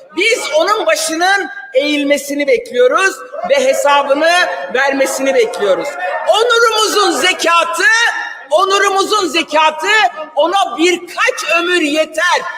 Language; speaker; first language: Turkish; non-native, local second language; Kurdish